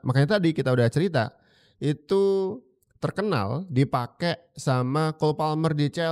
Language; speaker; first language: Indonesian; native; Indonesian